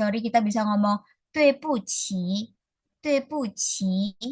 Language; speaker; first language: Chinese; non-native, fluent; Indonesian